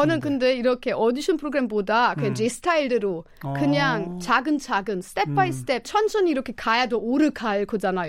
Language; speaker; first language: Korean; non-native, fluent; German